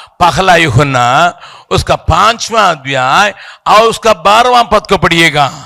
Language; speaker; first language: Hindi; non-native, local second language; Tamil